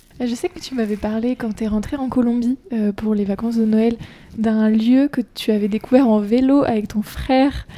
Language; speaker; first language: French; native; French